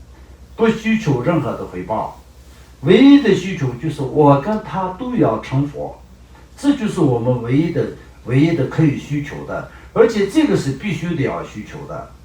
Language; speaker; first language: Chinese; non-native, local second language; Tibetan